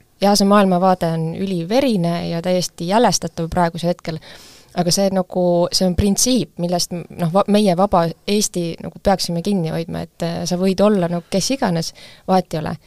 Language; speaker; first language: Estonian; native; Estonian